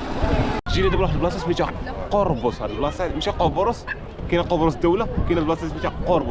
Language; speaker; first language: Arabic; native; Arabic